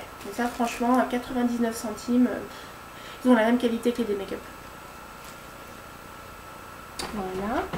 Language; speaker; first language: French; native; French